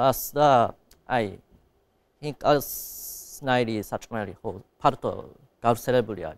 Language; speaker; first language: Georgian; non-native, fluent; Japanese